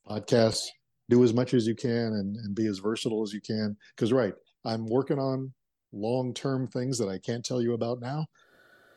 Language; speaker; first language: English; native; English